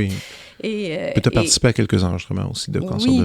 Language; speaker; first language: French; native; French